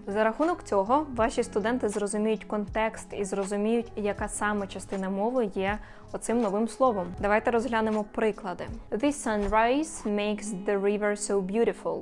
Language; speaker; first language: Ukrainian; native; Ukrainian